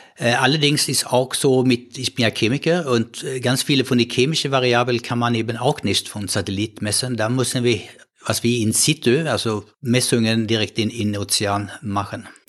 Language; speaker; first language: German; non-native, fluent; Swedish